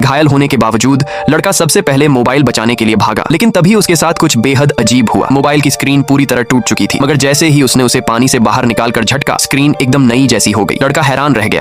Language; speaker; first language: Hindi; native; Hindi